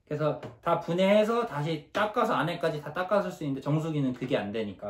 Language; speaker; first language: Korean; native; Korean